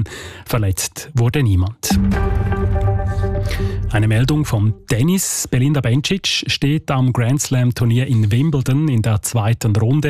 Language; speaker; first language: German; native; German